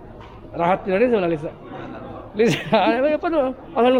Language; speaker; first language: Arabic; non-native, learner; Indonesian